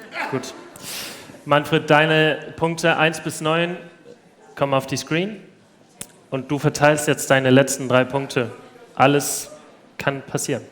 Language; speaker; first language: German; native; German